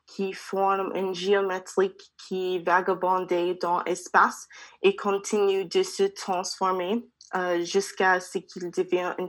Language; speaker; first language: French; non-native, learner; English